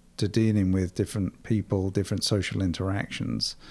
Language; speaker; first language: English; native; English